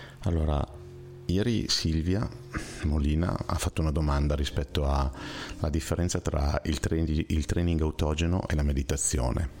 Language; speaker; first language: Italian; native; Italian